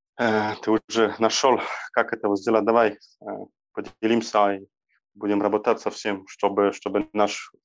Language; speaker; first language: Russian; non-native, learner; Polish